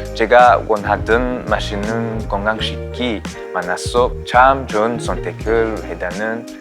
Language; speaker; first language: Korean; non-native, fluent; Rundi